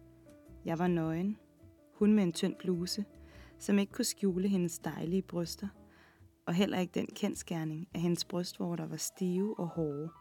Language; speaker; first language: Danish; native; Danish